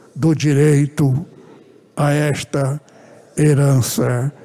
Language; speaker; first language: Portuguese; early bilingual, other home language; Japanese